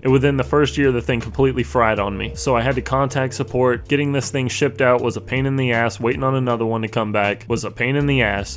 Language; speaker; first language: English; native; English